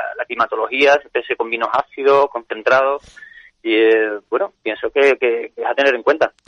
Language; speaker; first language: Spanish; native; Spanish